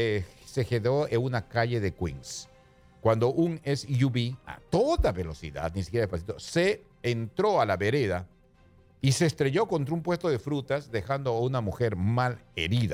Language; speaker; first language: Spanish; native; Spanish